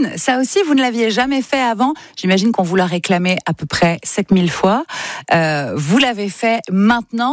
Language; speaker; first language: French; native; French